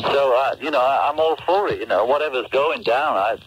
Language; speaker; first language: English; native; English